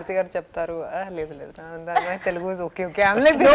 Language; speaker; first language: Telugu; non-native, local second language; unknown